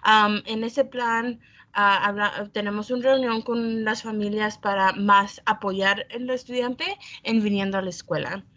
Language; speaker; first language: Spanish; early bilingual, heritage; Spanish